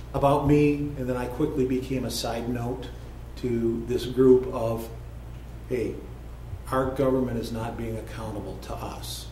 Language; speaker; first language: English; native; English